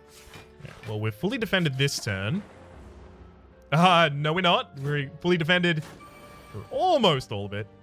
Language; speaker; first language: English; native; English